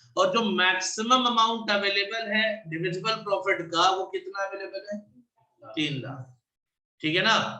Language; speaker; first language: Hindi; native; Hindi